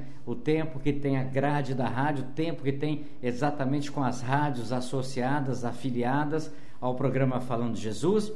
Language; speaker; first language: Portuguese; native; Portuguese